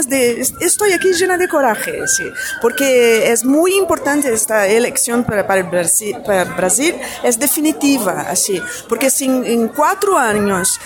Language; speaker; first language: Spanish; non-native, fluent; Portuguese